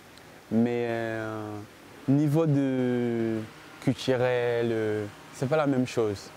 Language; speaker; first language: French; non-native, learner; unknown